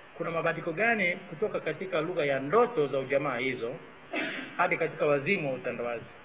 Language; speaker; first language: Swahili; native; Swahili